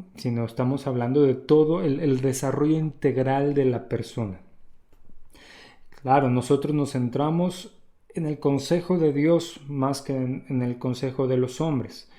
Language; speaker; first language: Spanish; native; Spanish